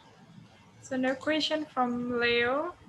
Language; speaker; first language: English; non-native, fluent; Indonesian